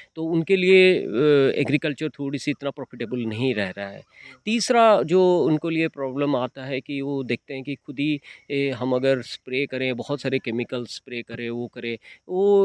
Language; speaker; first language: Hindi; non-native, local second language; Odia